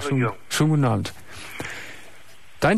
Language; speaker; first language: German; native; German